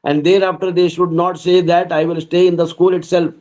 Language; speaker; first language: English; non-native, local second language; Kannada